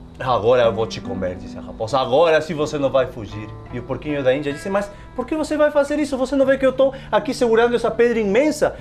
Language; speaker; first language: Portuguese; non-native, fluent; Spanish